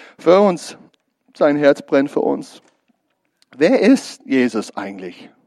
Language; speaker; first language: German; non-native, learner; English